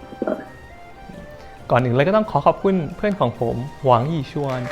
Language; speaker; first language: Chinese; non-native, fluent; Thai